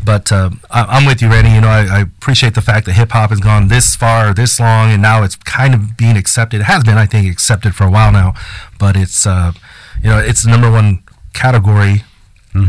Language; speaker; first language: English; early bilingual, other home language; Spanish